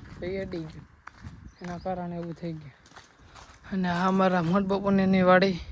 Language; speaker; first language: Gujarati; native; Gujarati